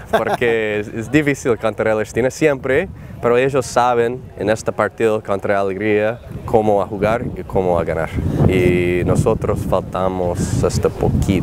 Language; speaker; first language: Spanish; non-native, learner; English